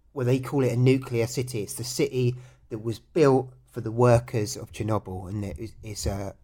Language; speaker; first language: English; native; English